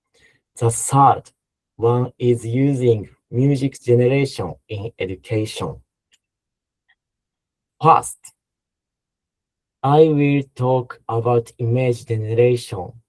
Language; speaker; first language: English; non-native, fluent; Japanese